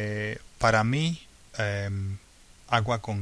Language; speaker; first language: Spanish; non-native, learner; English